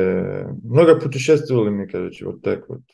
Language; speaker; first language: Russian; early bilingual, heritage; Kumyk